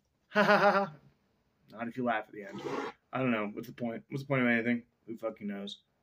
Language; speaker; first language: English; native; English